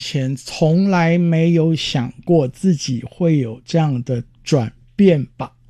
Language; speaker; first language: Chinese; native; Chinese